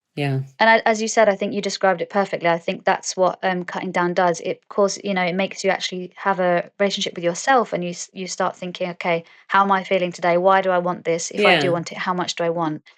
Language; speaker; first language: English; native; English